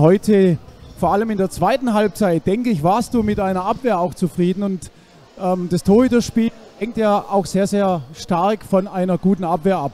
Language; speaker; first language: German; native; German